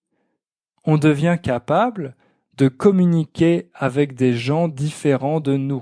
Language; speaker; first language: French; native; French